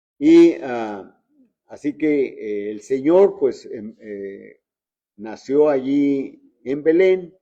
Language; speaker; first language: Spanish; native; Spanish